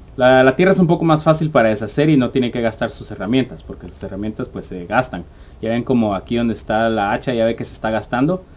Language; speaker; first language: Spanish; early bilingual, heritage; English